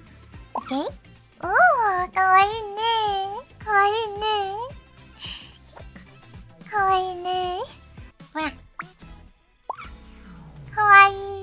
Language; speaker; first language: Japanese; native; Japanese